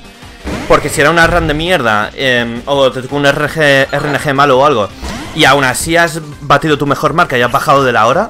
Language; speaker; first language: Spanish; native; Spanish